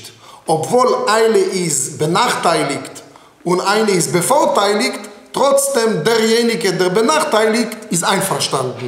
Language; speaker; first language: German; non-native, fluent; Hebrew